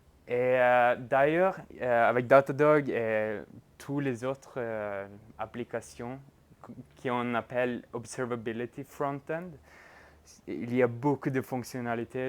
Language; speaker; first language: French; non-native, fluent; Norwegian